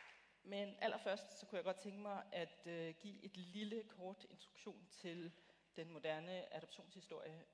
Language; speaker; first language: Danish; native; Danish